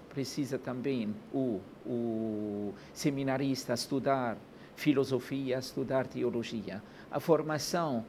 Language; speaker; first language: Portuguese; non-native, learner; Arabic